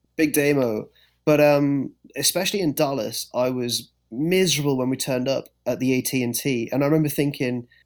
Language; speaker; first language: English; native; English